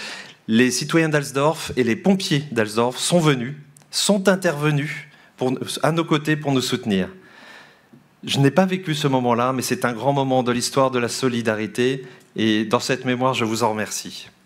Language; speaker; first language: French; native; French